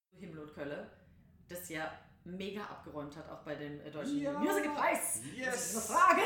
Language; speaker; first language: German; native; German